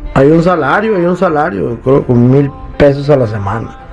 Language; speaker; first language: Spanish; native; Spanish